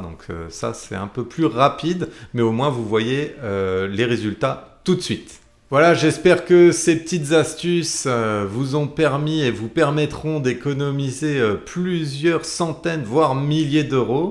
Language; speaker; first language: French; native; French